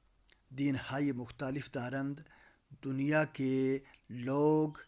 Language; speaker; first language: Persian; non-native, fluent; Urdu